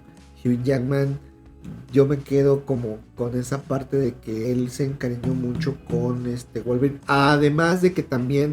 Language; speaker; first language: Spanish; native; Spanish